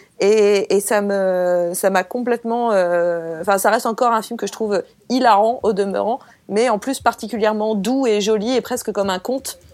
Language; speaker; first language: French; native; French